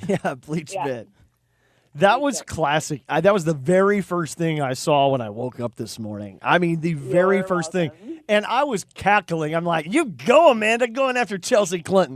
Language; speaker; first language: English; native; English